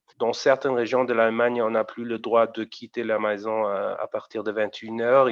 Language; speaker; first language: French; non-native, fluent; German